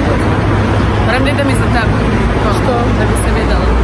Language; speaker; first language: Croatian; non-native, learner; Russian